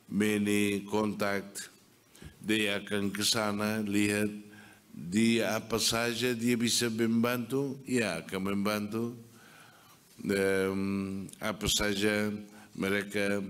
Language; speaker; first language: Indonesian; non-native, fluent; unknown